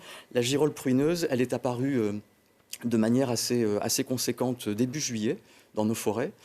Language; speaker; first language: French; native; French